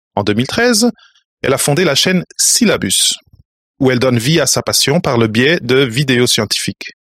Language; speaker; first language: French; native; French